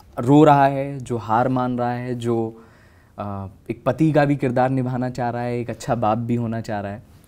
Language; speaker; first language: Hindi; native; Hindi